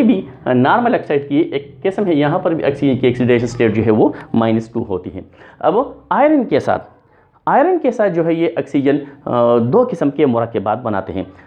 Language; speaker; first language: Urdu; non-native, local second language; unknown